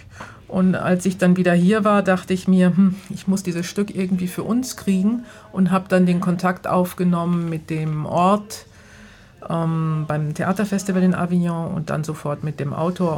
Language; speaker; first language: German; native; German